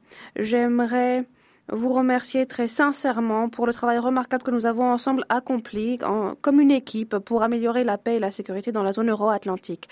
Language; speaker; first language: French; native; French